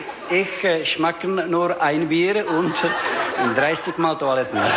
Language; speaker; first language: German; non-native, learner; Czech